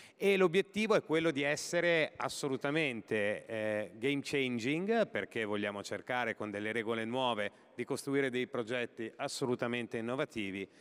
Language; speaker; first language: Italian; native; Italian